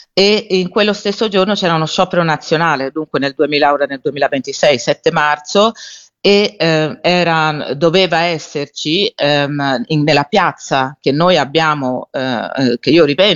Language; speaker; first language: Italian; native; Italian